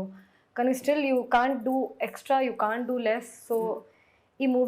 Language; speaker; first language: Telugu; non-native, learner; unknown